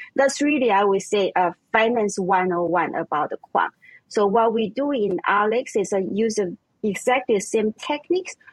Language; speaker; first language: English; non-native, fluent; German